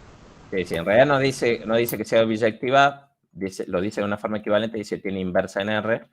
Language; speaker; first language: Spanish; native; Spanish